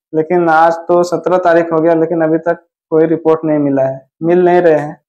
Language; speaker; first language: Hindi; native; Hindi